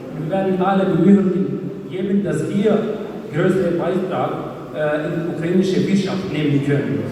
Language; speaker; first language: German; non-native, learner; Ukrainian